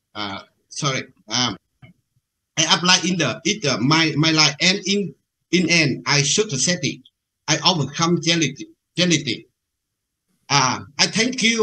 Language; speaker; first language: English; non-native, learner; Vietnamese